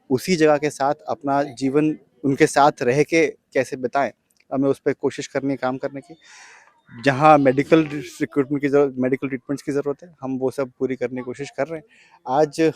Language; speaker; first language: Hindi; non-native, local second language; Gujarati